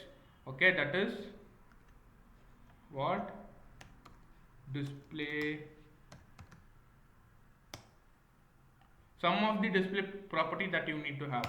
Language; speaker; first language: English; non-native, local second language; Kannada